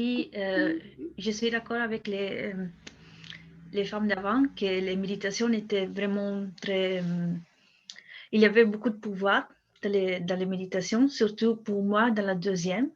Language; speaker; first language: French; non-native, fluent; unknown